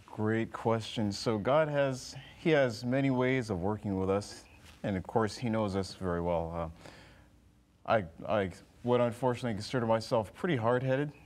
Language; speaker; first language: English; native; English